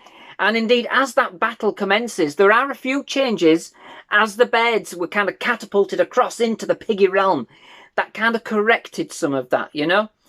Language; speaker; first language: English; native; English